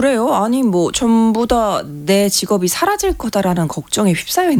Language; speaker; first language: Korean; native; Korean